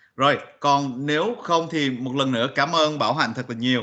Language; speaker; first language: Vietnamese; early bilingual, heritage; Vietnamese